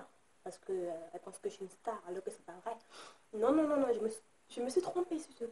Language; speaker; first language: French; native; French